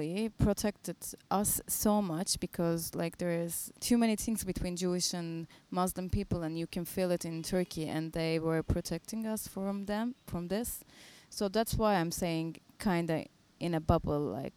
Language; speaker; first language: English; non-native, fluent; Turkish